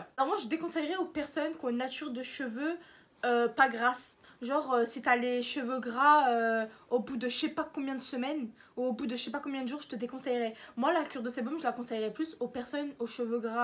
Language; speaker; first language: French; native; French